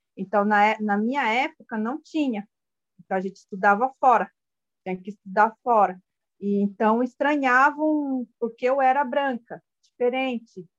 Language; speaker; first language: Portuguese; non-native, local second language; Guarani